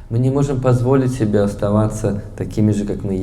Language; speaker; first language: Russian; native; Russian